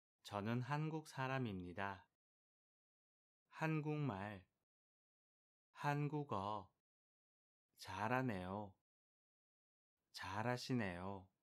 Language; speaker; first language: Korean; non-native, fluent; Vietnamese